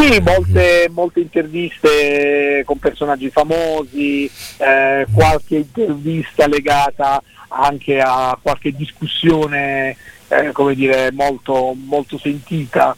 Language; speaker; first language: Italian; native; Italian